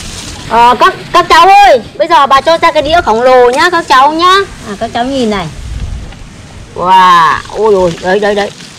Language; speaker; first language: Vietnamese; native; Vietnamese